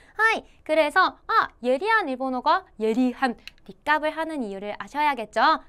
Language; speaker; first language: Korean; native; Korean